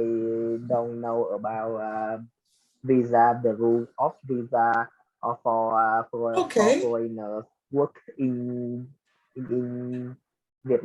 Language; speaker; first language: English; non-native, learner; Vietnamese